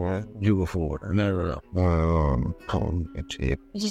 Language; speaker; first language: Japanese; non-native, learner; Spanish